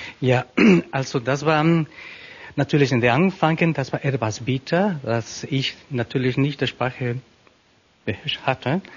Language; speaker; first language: German; non-native, fluent; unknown